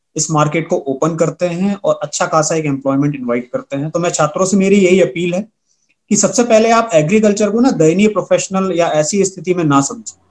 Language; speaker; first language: Hindi; native; Hindi